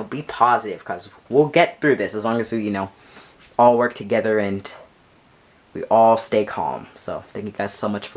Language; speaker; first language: English; native; English